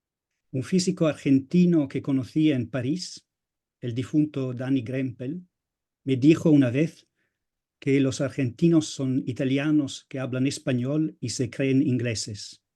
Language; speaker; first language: Spanish; non-native, fluent; Italian